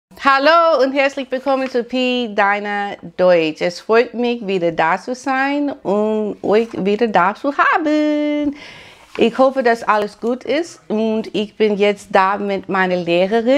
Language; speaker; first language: German; non-native, learner; English